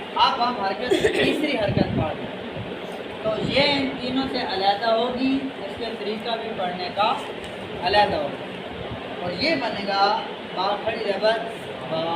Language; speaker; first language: Urdu; native; Urdu